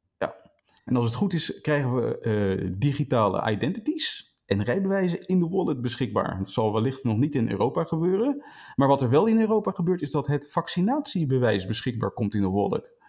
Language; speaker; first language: Dutch; native; Dutch